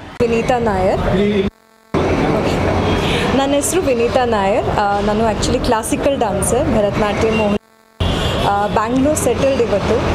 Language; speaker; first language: Kannada; non-native, local second language; Malayalam